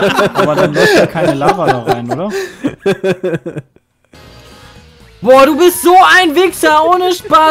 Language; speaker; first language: German; native; German